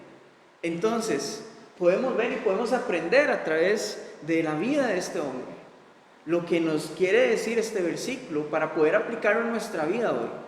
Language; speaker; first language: Spanish; native; Spanish